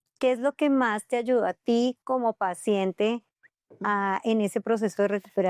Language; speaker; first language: Spanish; native; Spanish